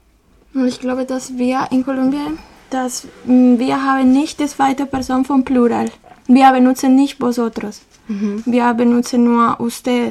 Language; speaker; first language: German; non-native, learner; Spanish